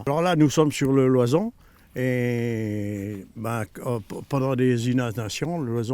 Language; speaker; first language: French; native; French